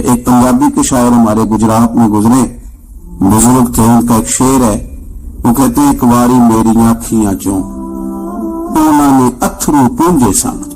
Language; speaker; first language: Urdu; non-native, local second language; Punjabi